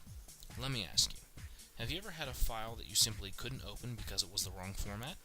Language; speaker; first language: English; native; English